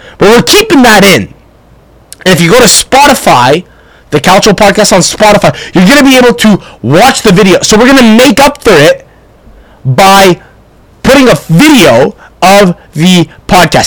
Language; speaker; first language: English; early bilingual, other home language; Italian